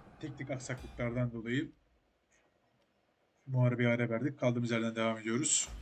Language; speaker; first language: Turkish; native; Turkish